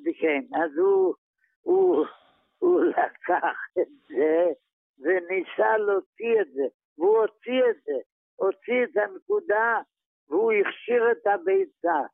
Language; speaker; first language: Hebrew; non-native, fluent; Yiddish